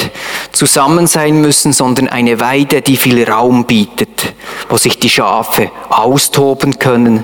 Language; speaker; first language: German; native; German